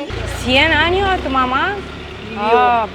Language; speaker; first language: Spanish; non-native, learner; Romanian